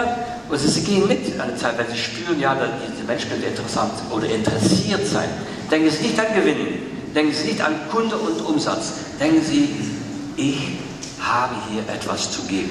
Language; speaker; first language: German; non-native, fluent; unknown